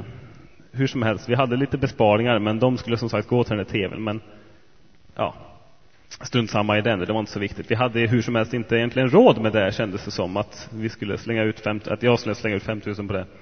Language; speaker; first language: Swedish; native; Swedish